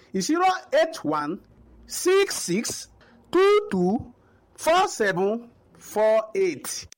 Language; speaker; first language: Nigerian Pidgin; non-native, local second language; Yoruba